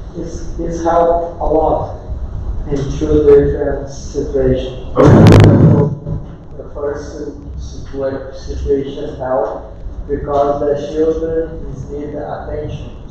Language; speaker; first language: English; non-native, learner; Portuguese